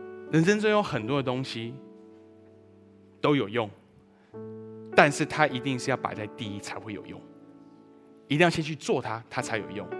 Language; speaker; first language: Chinese; early bilingual, other home language; English